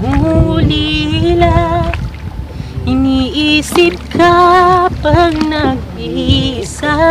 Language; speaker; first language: Filipino; non-native, local second language; Cebuano